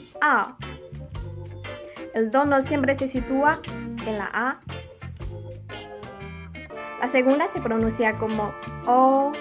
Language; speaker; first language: Spanish; non-native, fluent; Chinese